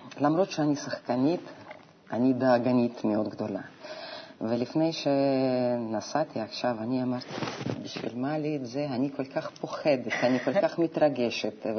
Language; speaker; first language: Hebrew; non-native, fluent; Russian